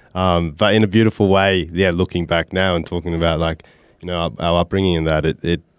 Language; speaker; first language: English; native; English